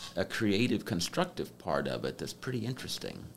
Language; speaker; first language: English; native; English